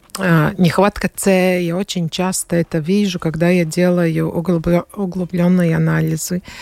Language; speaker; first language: Russian; non-native, fluent; Latvian